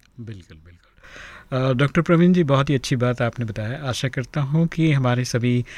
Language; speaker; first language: Hindi; native; Hindi